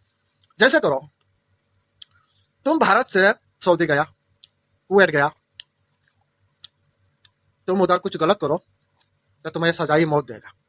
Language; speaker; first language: Hindi; non-native, local second language; Bangla